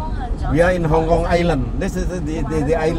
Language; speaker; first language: English; non-native, learner; Indonesian